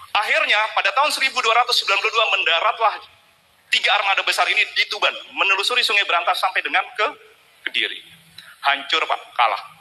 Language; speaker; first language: Indonesian; native; Indonesian